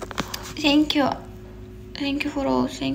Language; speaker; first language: English; non-native, learner; Ukrainian